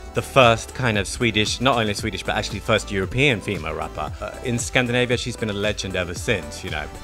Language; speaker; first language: English; non-native, fluent; Swedish